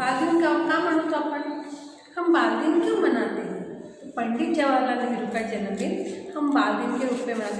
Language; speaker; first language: Hindi; non-native, local second language; Marathi